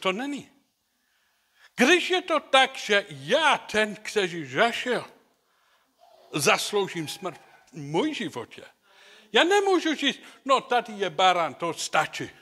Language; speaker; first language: Czech; non-native, learner; English